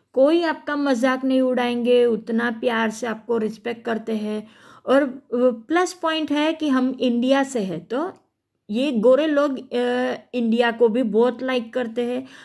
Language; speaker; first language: Hindi; non-native, local second language; Gujarati